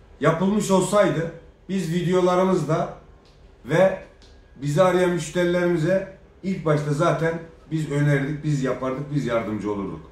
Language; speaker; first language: Turkish; native; Turkish